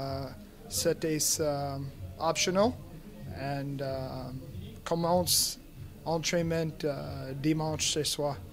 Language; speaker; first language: French; non-native, learner; English